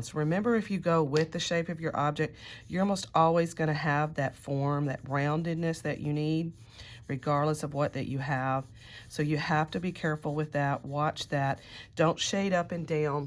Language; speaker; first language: English; native; English